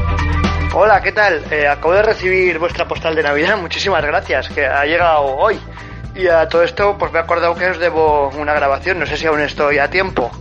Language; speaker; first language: Spanish; native; Spanish